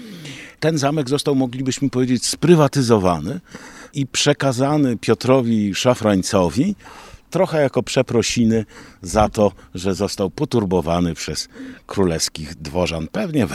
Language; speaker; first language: Polish; native; Polish